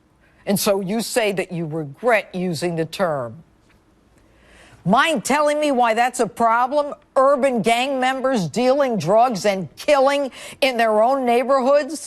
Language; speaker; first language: English; native; English